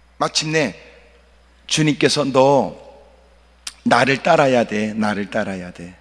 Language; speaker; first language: Korean; native; Korean